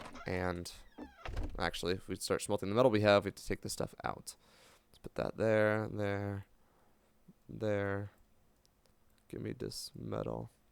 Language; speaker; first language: English; native; English